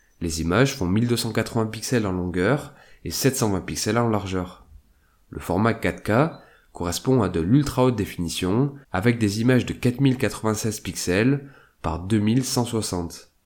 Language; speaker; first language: French; native; French